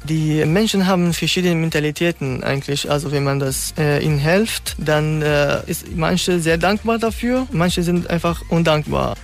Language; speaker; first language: German; non-native, fluent; Arabic